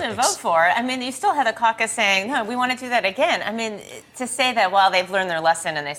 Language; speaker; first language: English; native; English